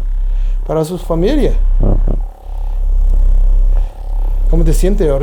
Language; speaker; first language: Spanish; non-native, learner; English